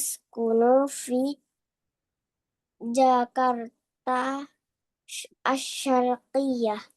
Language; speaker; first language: Arabic; non-native, learner; Indonesian